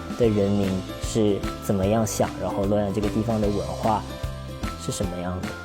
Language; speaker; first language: Chinese; early bilingual, heritage; Chinese